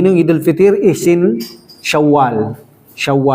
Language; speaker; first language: English; non-native, fluent; Filipino